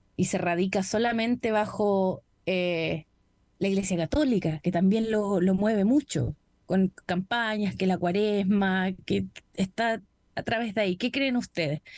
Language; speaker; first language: Spanish; native; Spanish